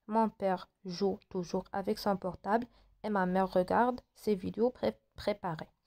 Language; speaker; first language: French; non-native, local second language; Arabic